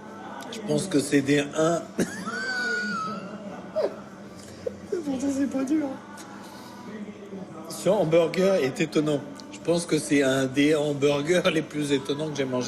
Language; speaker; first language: French; native; French